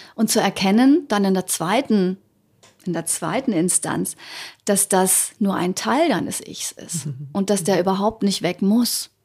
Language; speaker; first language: German; early bilingual, other home language; Croatian